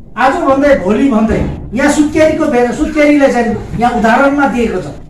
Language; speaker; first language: Nepali; non-native, local second language; Limbu